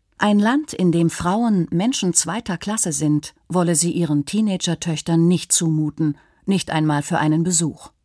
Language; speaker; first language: German; native; German